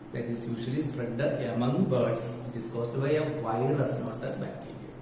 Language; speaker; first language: English; non-native, local second language; Malayalam